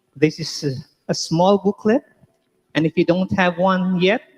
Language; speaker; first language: English; non-native, local second language; Filipino